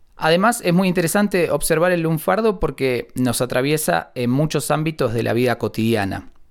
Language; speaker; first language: Spanish; native; Spanish